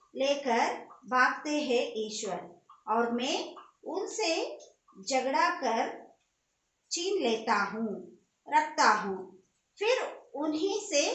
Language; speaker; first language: Hindi; non-native, local second language; Kannada